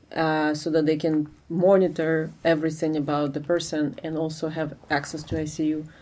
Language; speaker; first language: English; non-native, fluent; Ukrainian